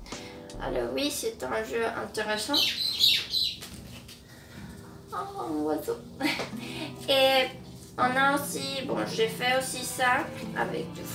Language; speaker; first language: French; non-native, fluent; Spanish